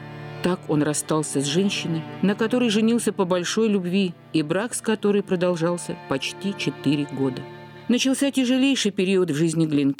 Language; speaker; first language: Russian; native; Russian